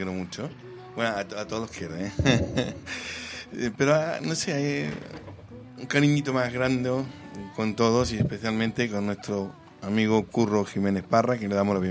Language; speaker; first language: Spanish; native; Spanish